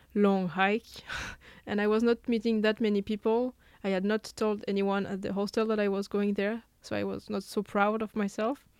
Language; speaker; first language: English; non-native, fluent; French